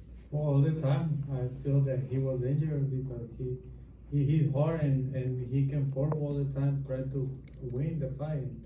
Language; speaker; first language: English; non-native, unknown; Spanish